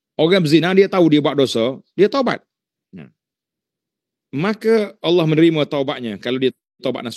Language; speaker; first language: Malay; native; Malay